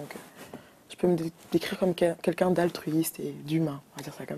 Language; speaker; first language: French; early bilingual, other home language; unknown